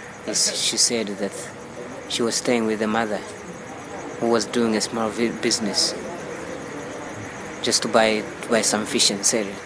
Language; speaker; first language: English; non-native, local second language; Swahili